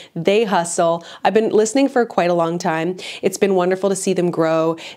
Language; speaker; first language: English; native; English